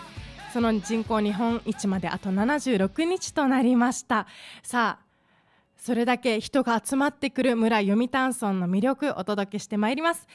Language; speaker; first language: Japanese; native; Japanese